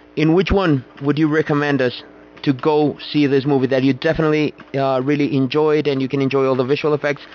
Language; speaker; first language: English; non-native, fluent; Spanish